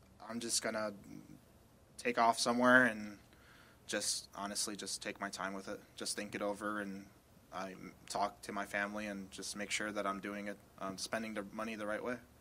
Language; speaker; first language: English; early bilingual, other home language; Spanish